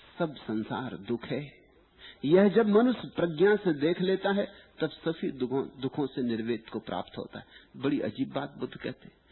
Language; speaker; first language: Hindi; native; Hindi